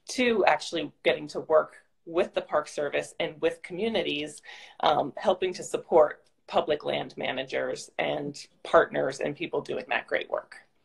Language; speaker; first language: English; native; English